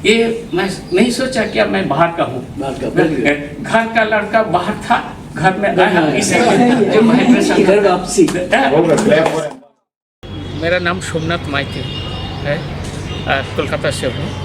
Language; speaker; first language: Hindi; non-native, local second language; Bangla